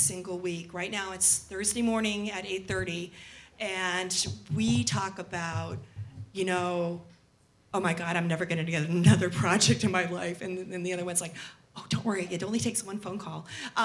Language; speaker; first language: English; native; English